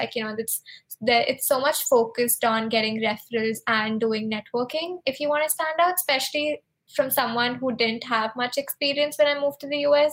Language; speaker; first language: English; non-native, local second language; Hindi